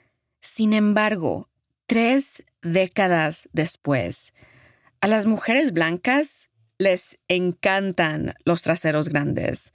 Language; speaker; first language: Spanish; early bilingual, heritage; English